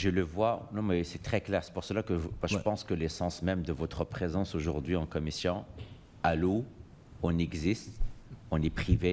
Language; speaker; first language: French; native; French